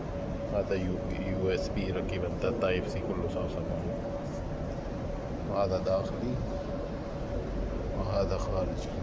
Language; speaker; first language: Arabic; non-native, learner; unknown